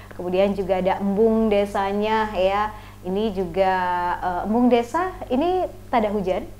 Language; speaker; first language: Indonesian; native; Indonesian